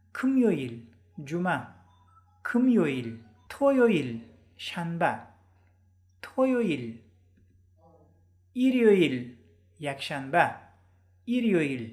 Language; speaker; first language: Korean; non-native, fluent; Uzbek